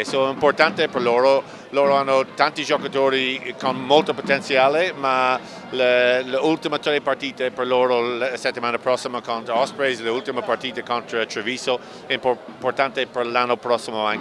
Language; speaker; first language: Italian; non-native, learner; English